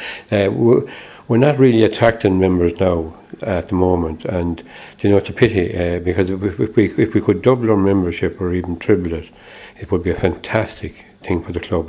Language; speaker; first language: English; native; English